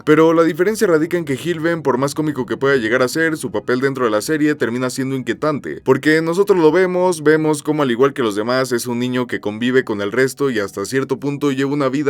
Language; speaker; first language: Spanish; native; Spanish